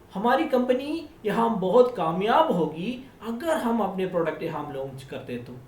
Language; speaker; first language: Hindi; non-native, local second language; Malayalam